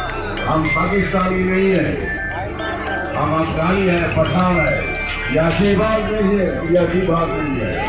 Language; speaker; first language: Hindi; non-native, local second language; Bangla